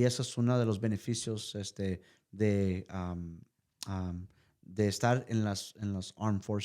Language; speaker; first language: Spanish; early bilingual, heritage; Spanish